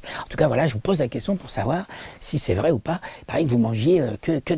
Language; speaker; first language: French; native; French